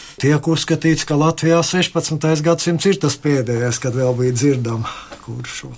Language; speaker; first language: Latvian; native; Latvian